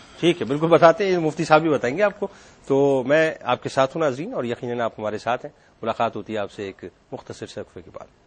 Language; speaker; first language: Urdu; native; Urdu